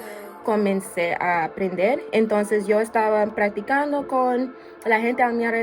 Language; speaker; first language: Spanish; non-native, fluent; English